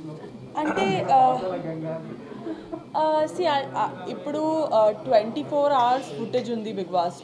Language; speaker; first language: Telugu; non-native, learner; Gujarati